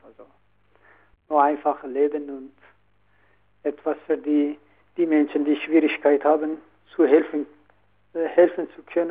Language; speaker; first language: German; non-native, learner; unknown